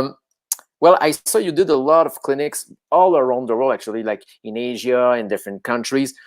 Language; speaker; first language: English; non-native, fluent; French